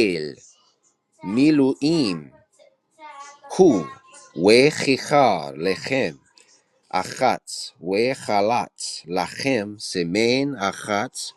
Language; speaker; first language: Hebrew; non-native, learner; English